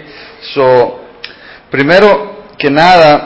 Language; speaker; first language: Spanish; early bilingual, heritage; Spanish